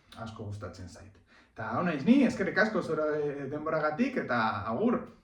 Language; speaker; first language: Basque; non-native, local second language; Spanish